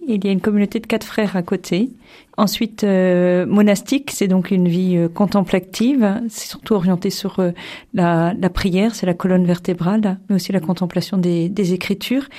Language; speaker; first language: French; native; French